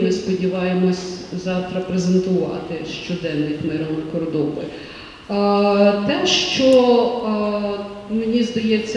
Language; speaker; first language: Ukrainian; native; Ukrainian